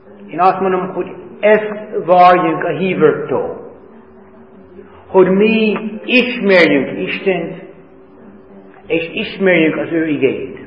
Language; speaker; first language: Hungarian; non-native, fluent; English